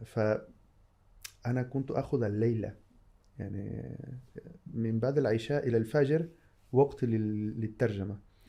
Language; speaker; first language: Arabic; non-native, fluent; Spanish